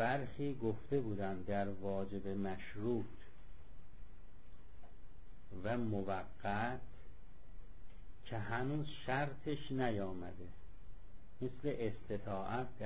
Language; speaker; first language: Persian; native; Persian